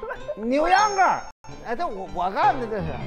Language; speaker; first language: Chinese; native; Chinese